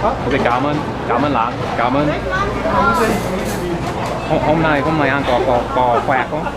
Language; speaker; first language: Vietnamese; non-native, learner; English